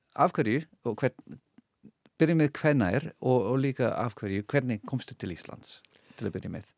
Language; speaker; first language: Icelandic; non-native, fluent; English